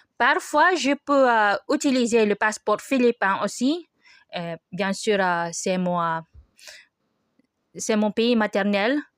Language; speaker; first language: French; non-native, learner; Filipino